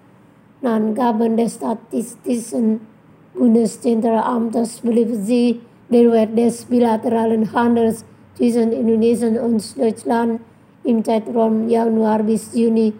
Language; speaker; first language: German; non-native, fluent; Indonesian